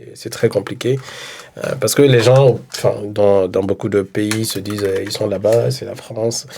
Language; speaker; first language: French; non-native, local second language; Wolof